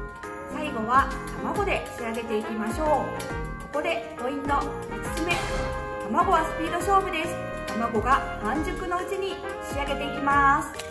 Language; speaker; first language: Japanese; native; Japanese